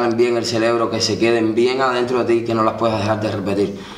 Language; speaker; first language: Spanish; native; Spanish